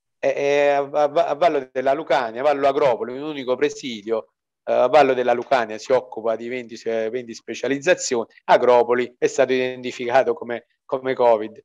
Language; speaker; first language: Italian; native; Italian